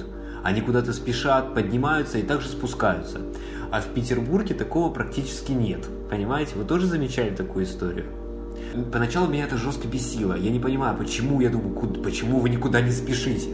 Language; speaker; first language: Russian; native; Russian